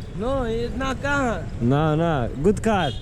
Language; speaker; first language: English; non-native, learner; Turkish